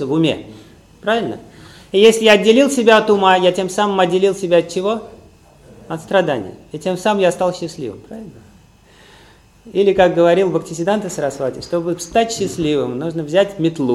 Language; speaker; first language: Russian; native; Russian